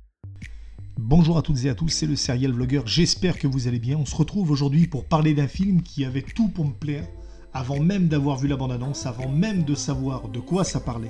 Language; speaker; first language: French; native; French